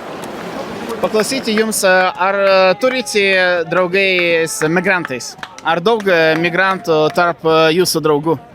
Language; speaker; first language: Lithuanian; non-native, fluent; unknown